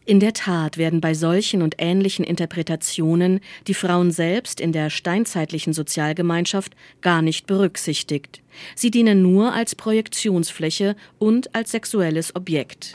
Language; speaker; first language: German; native; German